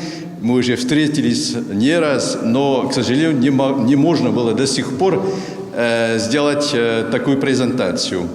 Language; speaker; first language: Russian; non-native, fluent; French